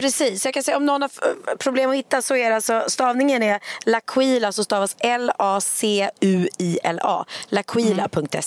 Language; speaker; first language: Swedish; native; Swedish